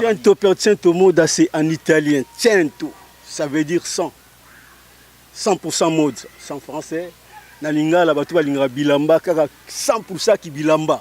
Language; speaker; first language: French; non-native, local second language; Lingala